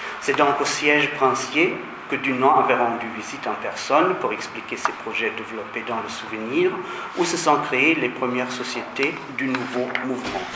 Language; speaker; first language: French; non-native, fluent; German